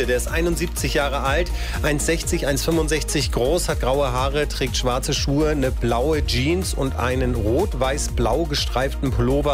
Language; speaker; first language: German; native; German